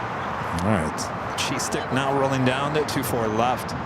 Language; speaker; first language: English; native; English